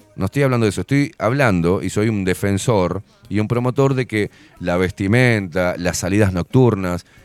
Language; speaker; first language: Spanish; native; Spanish